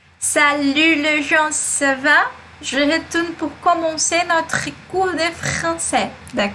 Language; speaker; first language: French; non-native, fluent; Portuguese